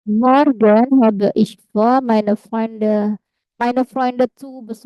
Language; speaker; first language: German; non-native, fluent; Indonesian